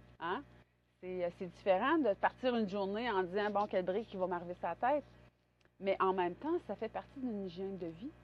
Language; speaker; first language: French; native; French